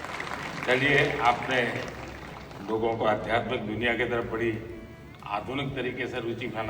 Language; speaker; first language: Hindi; native; Hindi